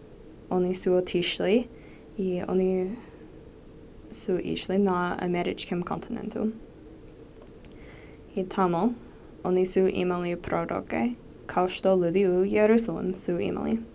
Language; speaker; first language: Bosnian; non-native, learner; English